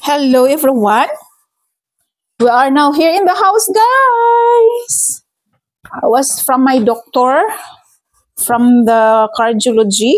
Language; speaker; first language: English; non-native, local second language; Filipino